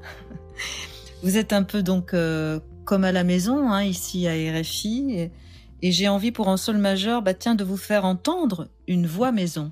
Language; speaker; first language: French; native; French